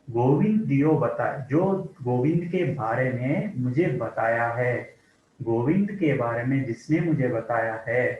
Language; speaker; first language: Hindi; non-native, local second language; Telugu